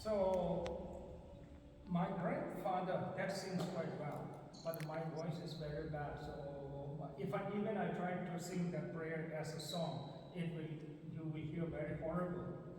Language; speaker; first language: English; non-native, fluent; Tibetan